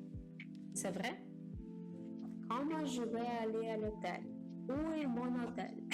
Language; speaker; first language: French; non-native, learner; Japanese